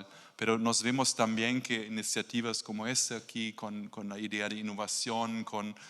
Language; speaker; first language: Spanish; non-native, learner; German